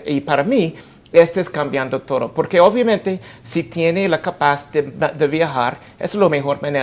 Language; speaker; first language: Spanish; non-native, fluent; English